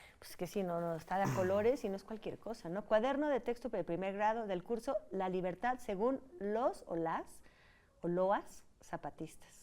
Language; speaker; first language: Spanish; native; Spanish